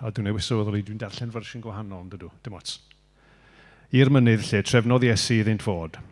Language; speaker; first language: Welsh; native; Welsh